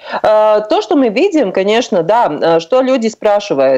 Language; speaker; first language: Russian; non-native, local second language; Latvian